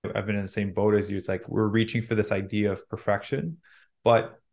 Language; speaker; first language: English; non-native, fluent; French